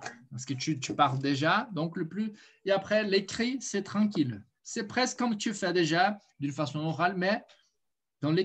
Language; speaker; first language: French; non-native, fluent; Portuguese